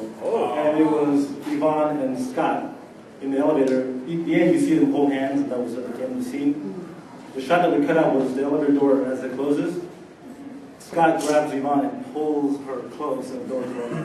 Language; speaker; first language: English; native; English